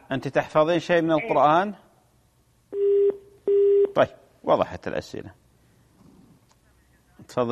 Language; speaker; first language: Arabic; native; Arabic